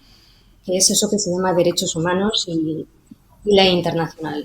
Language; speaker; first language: Spanish; native; Spanish